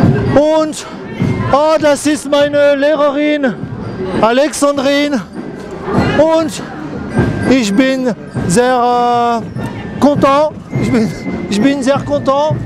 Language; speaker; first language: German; non-native, learner; French